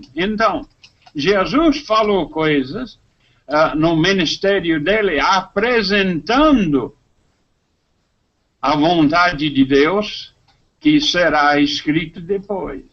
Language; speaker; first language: Portuguese; non-native, fluent; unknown